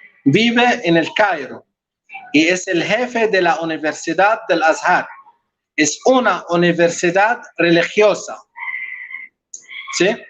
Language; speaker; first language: Spanish; non-native, local second language; Arabic